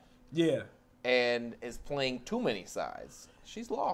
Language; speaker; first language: English; native; English